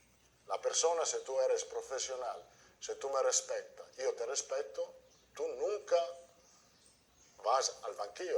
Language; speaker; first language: Spanish; non-native, fluent; Italian